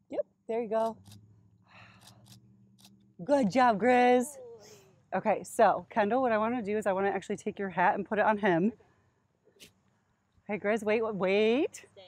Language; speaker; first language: English; native; English